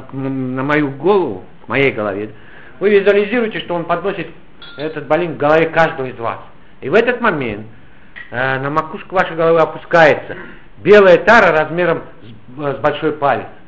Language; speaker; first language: Russian; native; Russian